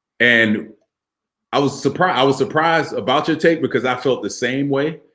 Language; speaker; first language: English; native; English